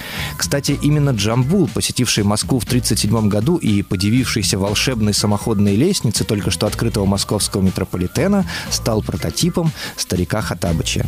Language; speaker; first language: Russian; native; Russian